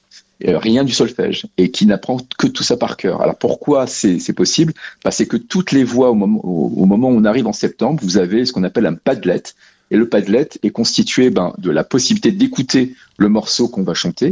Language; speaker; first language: French; native; French